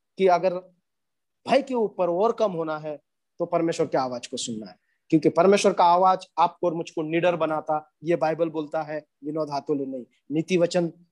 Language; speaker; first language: Hindi; non-native, local second language; Marathi